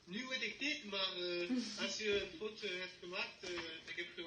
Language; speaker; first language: Dutch; non-native, learner; French